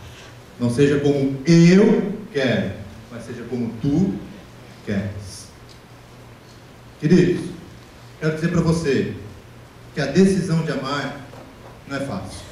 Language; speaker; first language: Portuguese; native; Portuguese